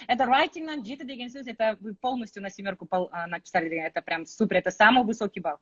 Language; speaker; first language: Russian; non-native, local second language; Kazakh